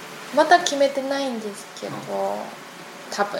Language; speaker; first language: Japanese; non-native, learner; Chinese